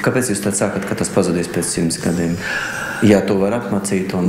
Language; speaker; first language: Latvian; non-native, fluent; Russian